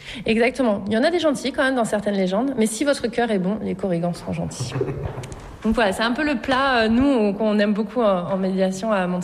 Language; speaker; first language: French; native; French